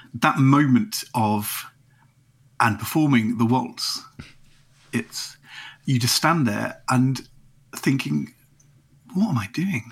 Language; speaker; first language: English; native; English